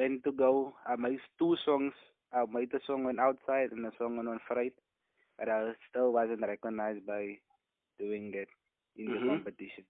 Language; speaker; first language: English; non-native, local second language; Afrikaans